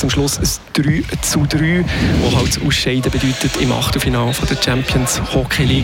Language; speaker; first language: German; native; German